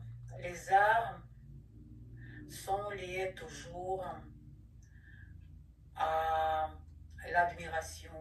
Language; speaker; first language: French; non-native, fluent; Ukrainian